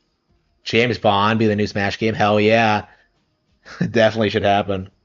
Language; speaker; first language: English; native; English